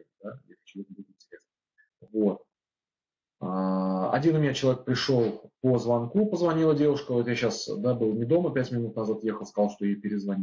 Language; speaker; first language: Russian; native; Russian